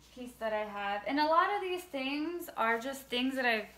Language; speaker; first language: English; native; English